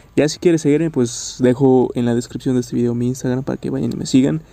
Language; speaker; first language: Spanish; native; Spanish